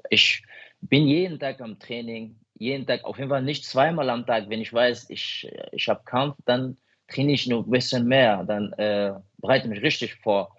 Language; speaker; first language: German; non-native, fluent; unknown